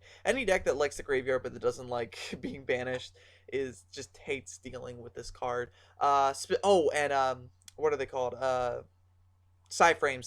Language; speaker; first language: English; native; English